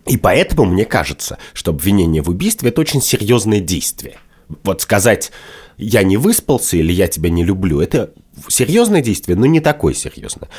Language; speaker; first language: Russian; native; Russian